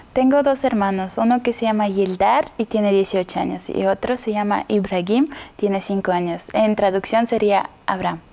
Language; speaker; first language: Spanish; non-native, fluent; Kazakh